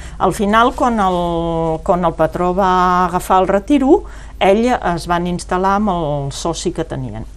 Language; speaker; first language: Catalan; non-native, local second language; French